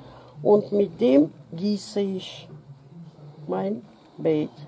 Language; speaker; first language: German; non-native, fluent; Russian